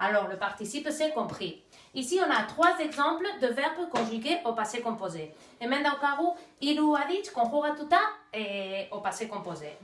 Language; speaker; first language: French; non-native, fluent; Basque